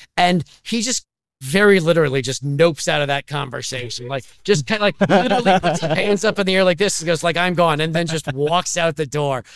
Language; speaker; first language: English; native; English